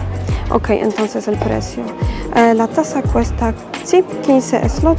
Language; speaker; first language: Spanish; non-native, fluent; Polish